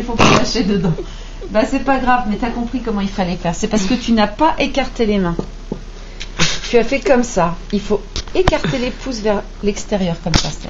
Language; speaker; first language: French; native; French